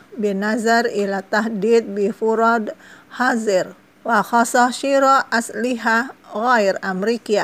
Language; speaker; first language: Arabic; non-native, fluent; Indonesian